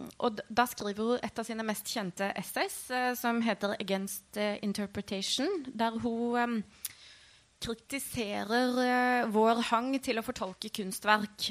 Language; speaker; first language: Norwegian; native; Norwegian